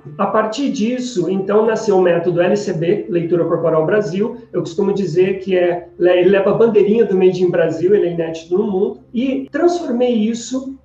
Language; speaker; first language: Portuguese; native; Portuguese